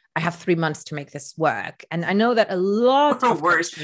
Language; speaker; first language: English; non-native, fluent; Luxembourgish